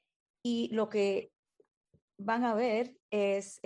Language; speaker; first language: Spanish; early bilingual, heritage; Spanish